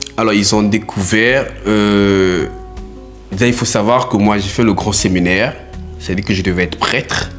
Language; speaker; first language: French; non-native, local second language; Lingala